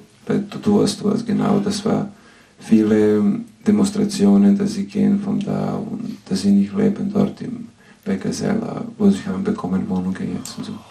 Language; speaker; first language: German; non-native, fluent; Serbian